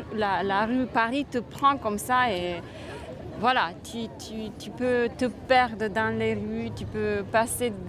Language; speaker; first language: French; non-native, fluent; Romanian